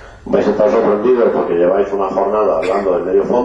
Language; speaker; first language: Spanish; native; Spanish